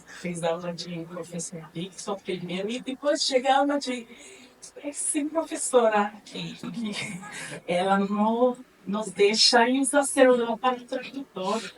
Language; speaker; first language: Portuguese; non-native, learner; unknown